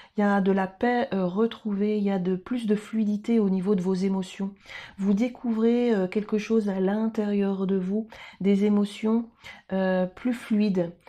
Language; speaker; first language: French; native; French